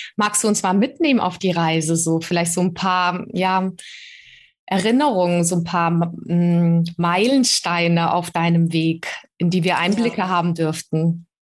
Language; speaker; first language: German; early bilingual, other home language; Czech